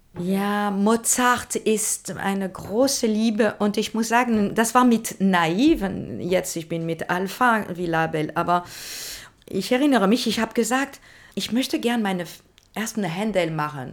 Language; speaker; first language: German; non-native, learner; French